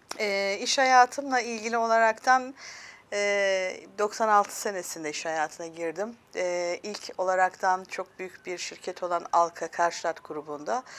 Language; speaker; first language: Turkish; early bilingual, heritage; Turkish